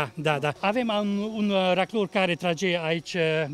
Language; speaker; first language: Romanian; non-native, local second language; Hungarian